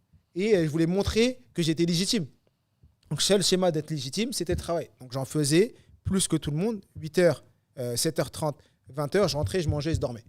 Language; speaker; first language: French; native; French